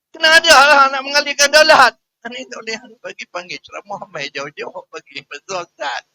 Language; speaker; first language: Malay; native; Malay